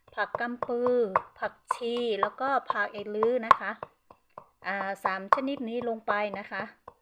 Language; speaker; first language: Thai; non-native, local second language; Karen languages